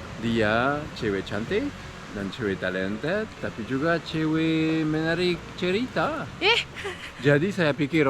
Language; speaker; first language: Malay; non-native, fluent; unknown